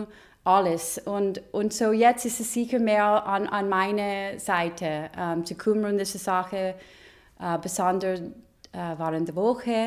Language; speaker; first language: German; non-native, fluent; English